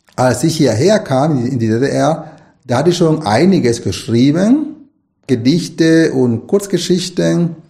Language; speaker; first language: German; non-native, fluent; Spanish